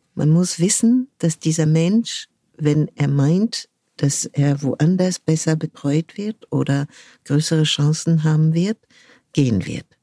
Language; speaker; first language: German; non-native, fluent; French